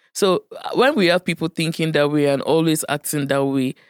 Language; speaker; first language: English; non-native, local second language; Yoruba